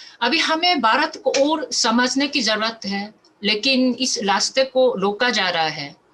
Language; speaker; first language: Hindi; non-native, fluent; Korean